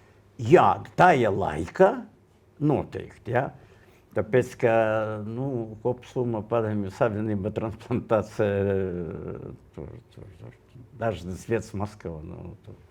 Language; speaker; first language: Latvian; non-native, local second language; Russian